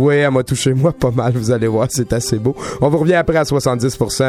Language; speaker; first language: French; native; French